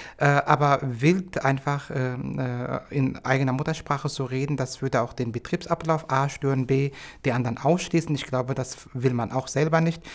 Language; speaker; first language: German; native; German